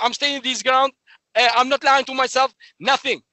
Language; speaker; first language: English; non-native, learner; Albanian